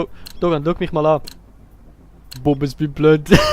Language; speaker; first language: German; native; German